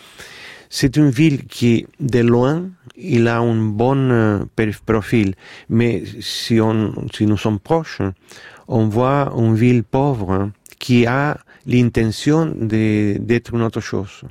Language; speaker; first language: French; non-native, fluent; Spanish